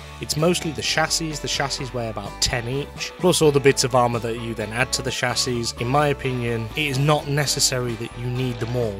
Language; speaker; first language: English; native; English